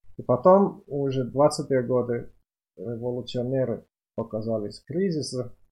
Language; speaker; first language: Russian; non-native, fluent; Finnish